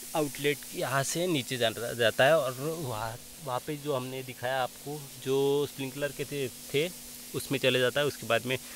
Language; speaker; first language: Hindi; non-native, local second language; Marathi